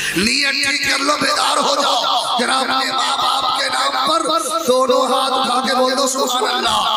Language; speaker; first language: Hindi; native; Hindi